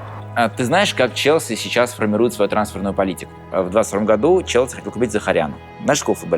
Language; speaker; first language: Russian; native; Russian